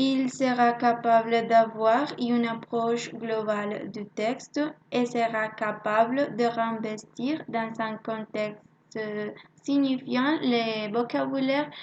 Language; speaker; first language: French; non-native, learner; Spanish